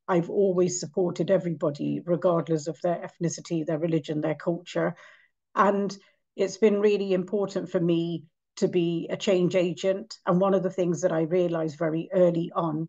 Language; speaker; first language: English; native; English